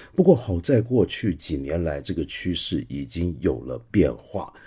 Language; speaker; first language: Chinese; non-native, local second language; Cantonese